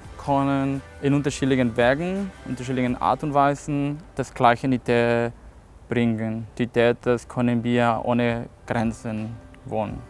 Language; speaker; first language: German; non-native, fluent; Spanish